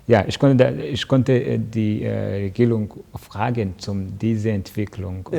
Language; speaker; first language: German; non-native, learner; Kinyarwanda